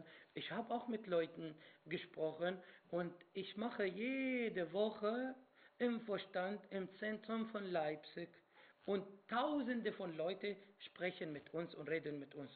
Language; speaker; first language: German; non-native, fluent; Arabic